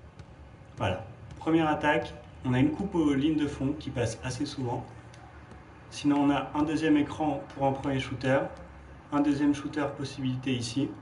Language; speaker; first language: French; native; French